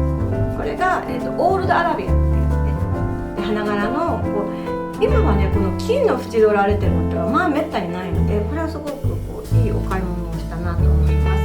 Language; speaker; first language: Japanese; native; Japanese